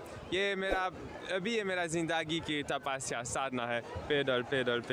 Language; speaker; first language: Hindi; non-native, learner; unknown